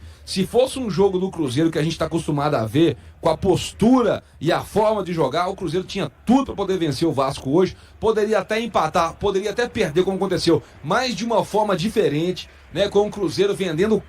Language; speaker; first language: Portuguese; native; Portuguese